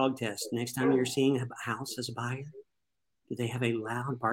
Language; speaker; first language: English; native; English